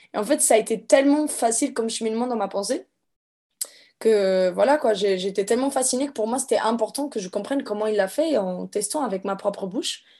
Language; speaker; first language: French; non-native, fluent; Portuguese